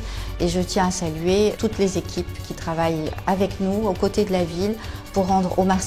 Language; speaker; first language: French; native; French